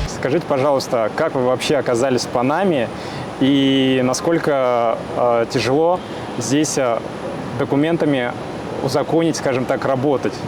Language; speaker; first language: Russian; native; Russian